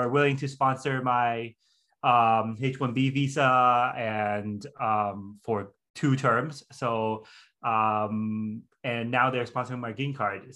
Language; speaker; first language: English; non-native, local second language; Cantonese